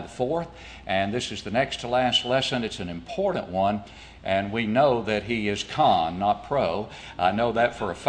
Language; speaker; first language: English; native; English